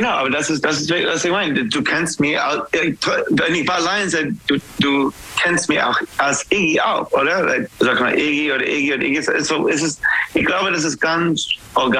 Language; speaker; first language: German; non-native, fluent; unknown